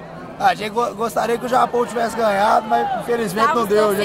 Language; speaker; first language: Portuguese; native; Portuguese